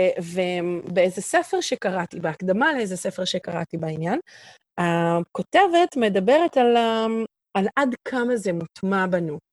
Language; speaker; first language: Hebrew; native; Hebrew